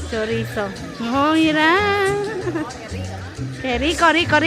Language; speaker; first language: Spanish; non-native, learner; Filipino